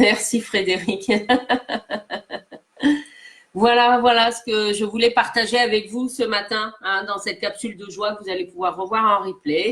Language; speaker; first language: French; native; French